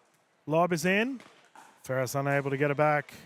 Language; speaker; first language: English; native; English